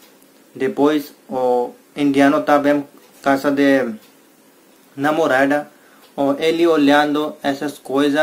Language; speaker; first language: Portuguese; non-native, learner; Hindi